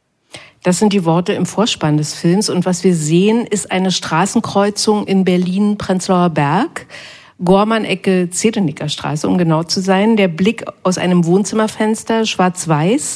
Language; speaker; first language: German; native; German